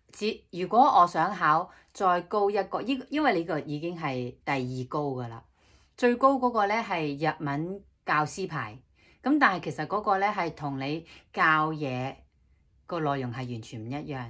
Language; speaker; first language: Cantonese; native; Cantonese